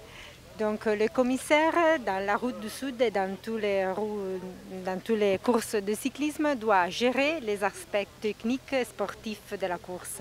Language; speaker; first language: French; non-native, fluent; Italian